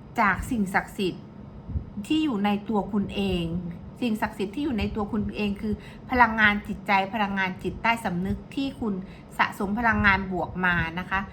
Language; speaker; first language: Thai; native; Thai